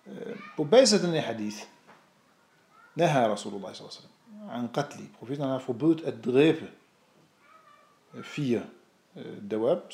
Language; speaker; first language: Danish; non-native, fluent; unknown